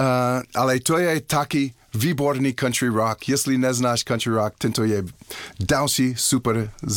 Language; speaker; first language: Czech; non-native, learner; English